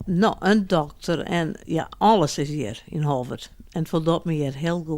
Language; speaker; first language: Dutch; non-native, local second language; Western Frisian